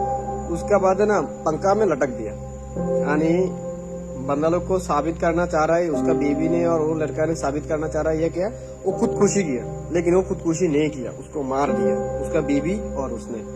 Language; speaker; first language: Hindi; non-native, fluent; Bangla